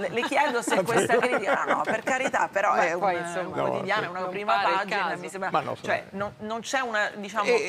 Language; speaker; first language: Italian; native; Italian